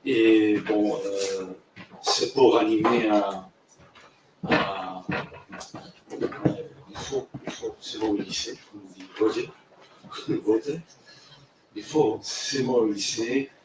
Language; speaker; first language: French; non-native, fluent; Spanish